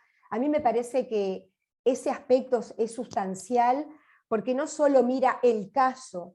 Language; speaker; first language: Spanish; native; Spanish